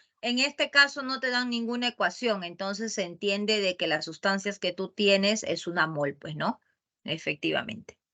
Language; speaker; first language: Spanish; native; Spanish